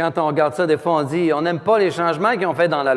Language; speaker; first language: French; native; French